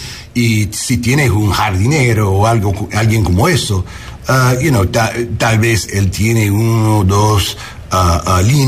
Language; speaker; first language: Spanish; early bilingual, heritage; English